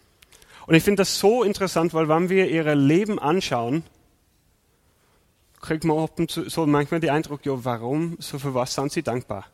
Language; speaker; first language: German; non-native, fluent; English